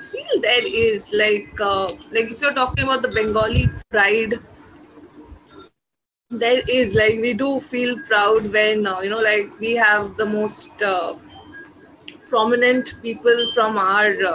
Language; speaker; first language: English; non-native, local second language; Bangla